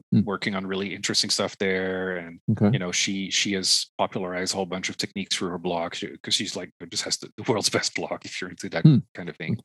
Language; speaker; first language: English; non-native, fluent; Dutch